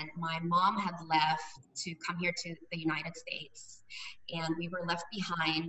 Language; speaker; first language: English; early bilingual, other home language; Cebuano